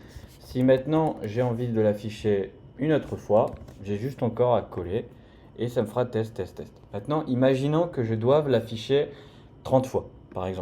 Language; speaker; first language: French; native; French